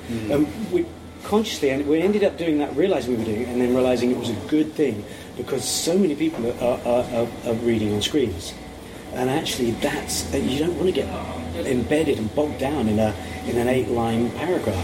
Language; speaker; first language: English; native; English